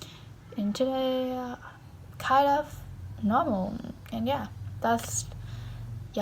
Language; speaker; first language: English; non-native, learner; Vietnamese